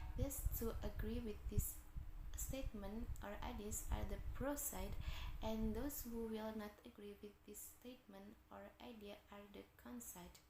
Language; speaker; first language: English; non-native, learner; Indonesian